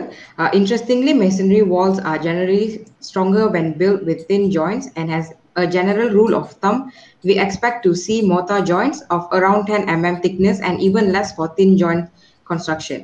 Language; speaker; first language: English; non-native, local second language; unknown